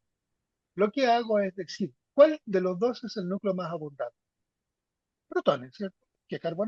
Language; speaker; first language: Spanish; native; Spanish